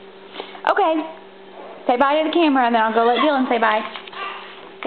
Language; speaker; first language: English; native; English